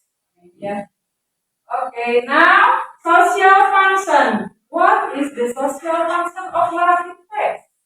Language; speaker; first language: English; non-native, learner; Indonesian